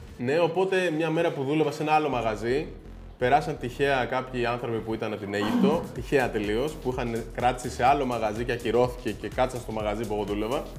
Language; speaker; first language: Greek; early bilingual, heritage; Greek